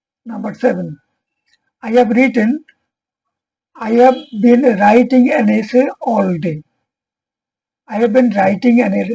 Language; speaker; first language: English; non-native, local second language; Bangla